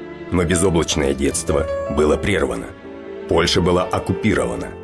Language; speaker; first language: Russian; native; Russian